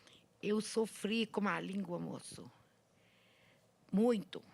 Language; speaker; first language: Portuguese; non-native, learner; Arabic